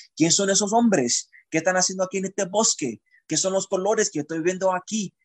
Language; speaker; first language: Spanish; early bilingual, heritage; Spanish